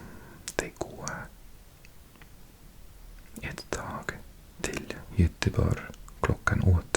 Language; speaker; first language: Swedish; non-native, learner; English